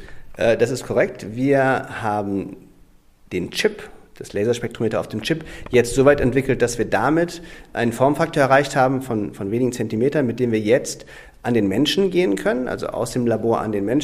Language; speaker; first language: German; native; German